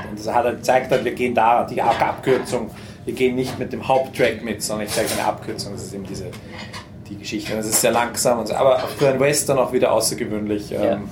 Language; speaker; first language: German; native; German